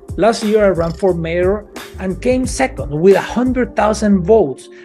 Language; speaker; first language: English; non-native, fluent; Spanish